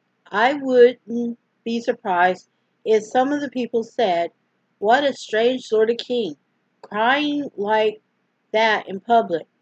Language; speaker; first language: English; native; English